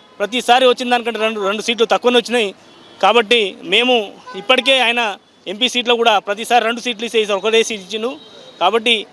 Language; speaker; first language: Telugu; non-native, local second language; Lambadi